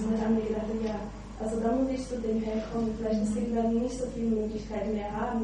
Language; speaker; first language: German; non-native, fluent; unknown